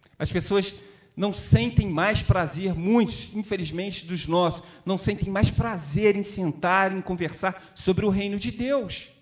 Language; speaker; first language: Portuguese; native; Portuguese